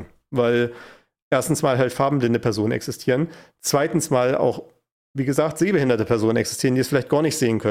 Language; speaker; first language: German; native; German